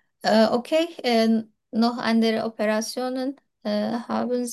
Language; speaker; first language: German; non-native, learner; Turkish